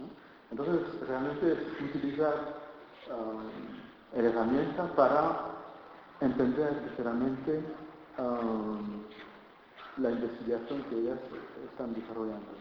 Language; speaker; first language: Spanish; non-native, fluent; French